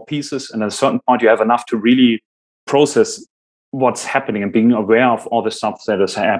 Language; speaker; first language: English; non-native, fluent; German